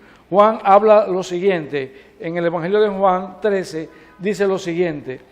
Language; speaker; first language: Spanish; native; Spanish